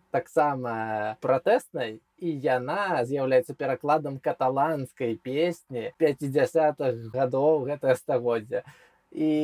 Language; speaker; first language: Belarusian; non-native, local second language; Russian